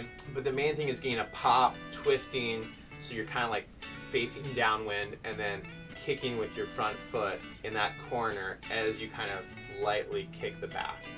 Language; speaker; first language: English; native; English